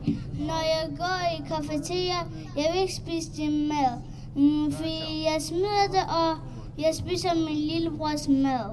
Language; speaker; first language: Danish; early bilingual, other home language; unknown